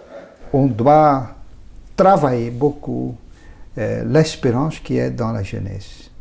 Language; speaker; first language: French; non-native, local second language; Dutch